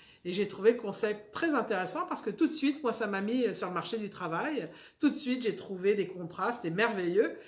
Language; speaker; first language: French; native; French